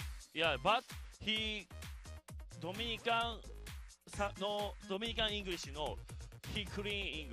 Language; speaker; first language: English; non-native, learner; Japanese